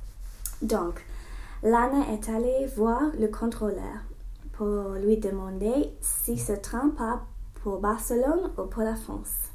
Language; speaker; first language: French; non-native, learner; English